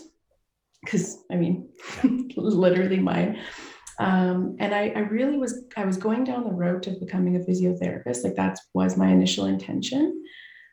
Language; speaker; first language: English; native; English